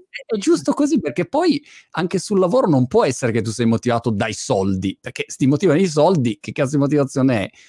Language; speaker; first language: Italian; native; Italian